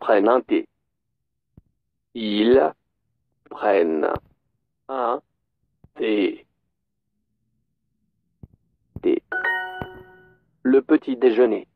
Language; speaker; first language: French; non-native, learner; English